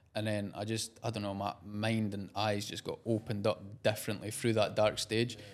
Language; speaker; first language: English; native; English